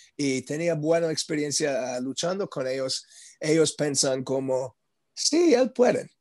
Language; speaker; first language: Spanish; non-native, learner; English